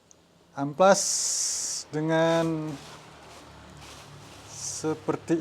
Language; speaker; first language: Indonesian; non-native, local second language; Balinese